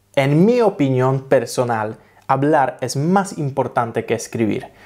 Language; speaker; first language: Spanish; non-native, fluent; Polish